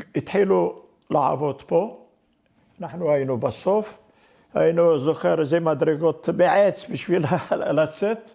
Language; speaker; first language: Hebrew; non-native, fluent; Arabic